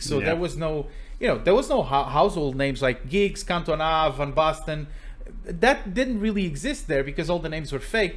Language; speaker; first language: English; non-native, fluent; Portuguese